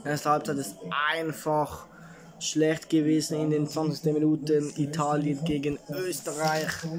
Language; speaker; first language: German; early bilingual, other home language; Italian